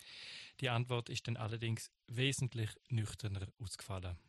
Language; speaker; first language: German; native; German